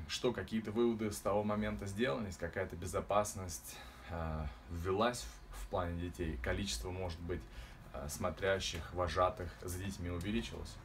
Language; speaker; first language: Russian; native; Russian